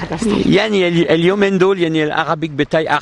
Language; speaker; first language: Arabic; non-native, learner; French